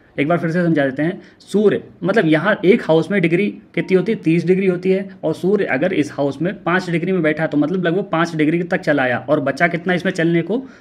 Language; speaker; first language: Hindi; native; Hindi